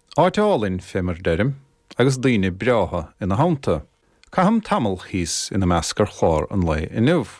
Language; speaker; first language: Irish; native; Irish